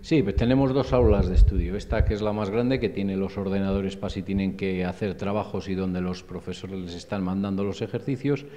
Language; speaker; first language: Spanish; native; Spanish